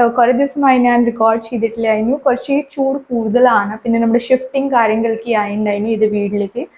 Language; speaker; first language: Malayalam; native; Malayalam